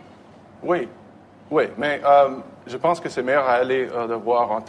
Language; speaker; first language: French; non-native, learner; English